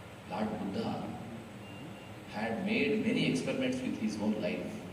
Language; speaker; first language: English; non-native, local second language; Telugu